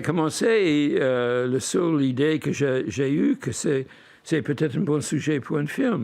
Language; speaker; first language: French; non-native, fluent; English